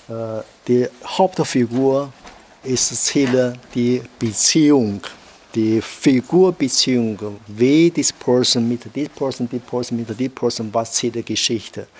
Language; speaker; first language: German; non-native, learner; Chinese